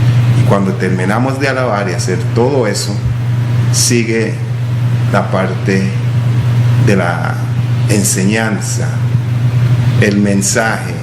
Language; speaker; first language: Spanish; non-native, local second language; English